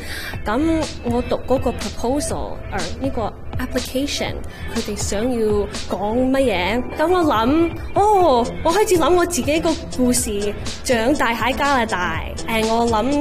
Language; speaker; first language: Cantonese; early bilingual, heritage; Cantonese